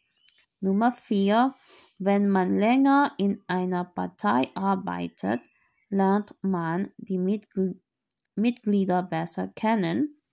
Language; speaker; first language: German; non-native, learner; Filipino